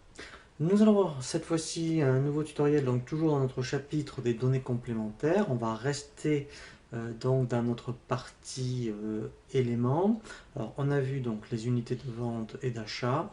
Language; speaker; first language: French; native; French